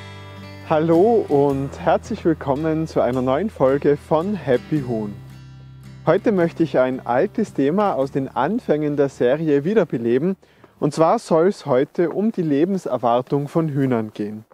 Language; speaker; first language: German; native; German